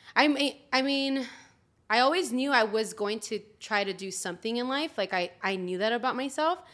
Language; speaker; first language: English; early bilingual, other home language; Spanish